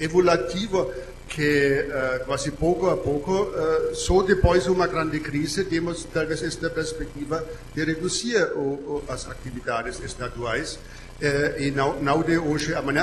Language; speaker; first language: Portuguese; non-native, fluent; German